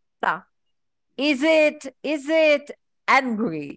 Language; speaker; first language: English; non-native, fluent; Ukrainian